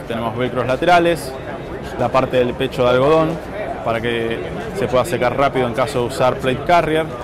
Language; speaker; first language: Spanish; native; Spanish